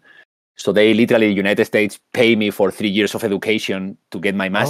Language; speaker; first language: English; non-native, fluent; Spanish